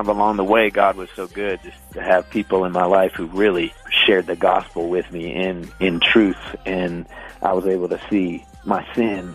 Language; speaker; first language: English; native; English